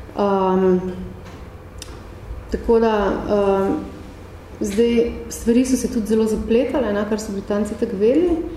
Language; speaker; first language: Slovenian; native; Slovenian